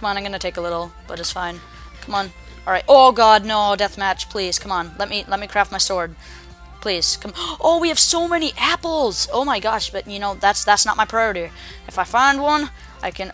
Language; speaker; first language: English; native; English